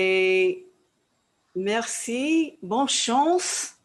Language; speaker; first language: French; non-native, learner; English